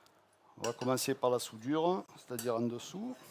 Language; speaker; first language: French; native; French